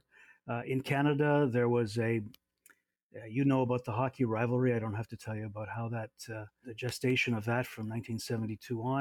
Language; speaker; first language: English; native; English